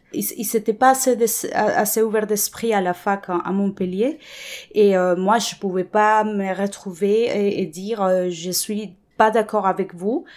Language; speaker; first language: French; non-native, fluent; Spanish